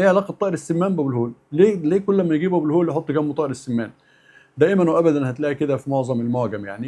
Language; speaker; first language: Arabic; native; Arabic